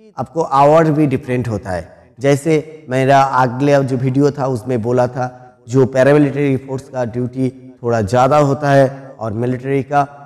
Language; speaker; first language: Hindi; non-native, local second language; Bangla